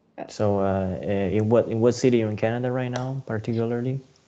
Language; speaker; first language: English; non-native, fluent; Chinese